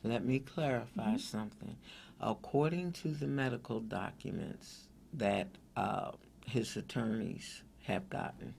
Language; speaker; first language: English; native; English